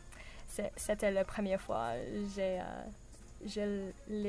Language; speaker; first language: French; non-native, learner; English